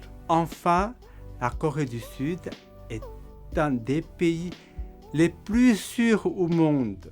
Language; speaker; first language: French; non-native, fluent; Korean